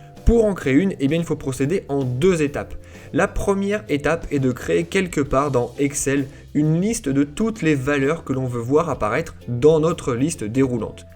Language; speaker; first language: French; native; French